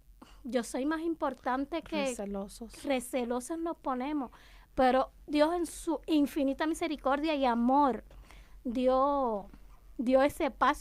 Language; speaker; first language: Spanish; native; Spanish